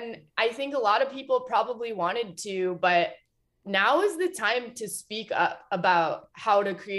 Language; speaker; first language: English; native; English